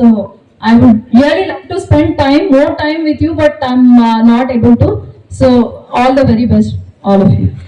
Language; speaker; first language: English; non-native, local second language; Telugu